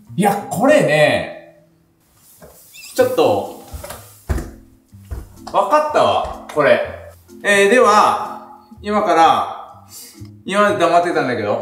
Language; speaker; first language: Japanese; native; Japanese